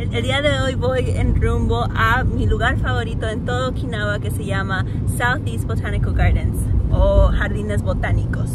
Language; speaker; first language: Spanish; early bilingual, heritage; Spanish